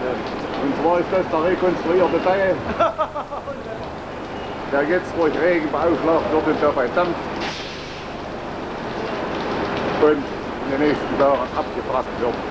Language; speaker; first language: German; native; German